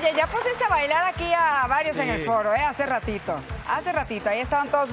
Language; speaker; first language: Spanish; native; Spanish